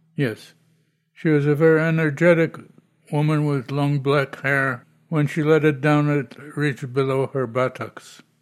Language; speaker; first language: English; non-native, fluent; Polish